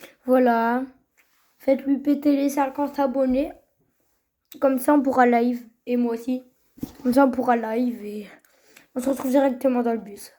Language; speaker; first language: French; native; French